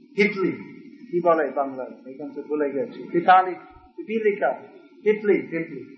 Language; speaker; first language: Bangla; non-native, fluent; English